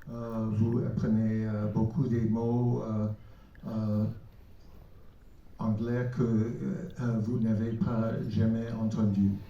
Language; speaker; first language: French; non-native, fluent; English